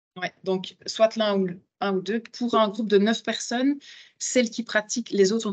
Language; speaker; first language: French; native; French